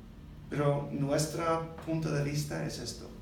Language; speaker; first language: Spanish; non-native, learner; English